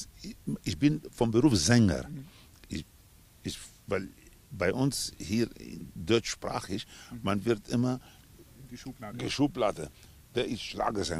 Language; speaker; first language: German; non-native, fluent; Spanish